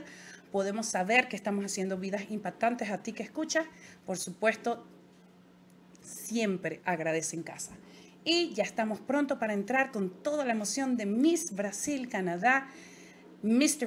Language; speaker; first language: Spanish; native; Spanish